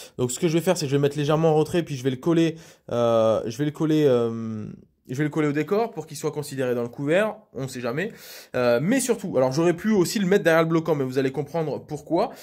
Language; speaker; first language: French; native; French